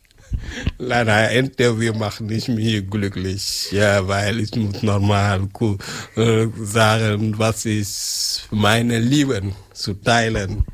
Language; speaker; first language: German; non-native, learner; French